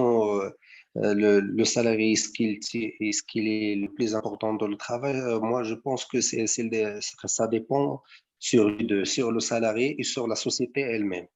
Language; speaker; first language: French; non-native, learner; Arabic